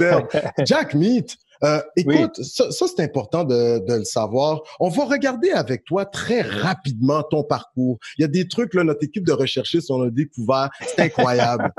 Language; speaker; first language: French; native; French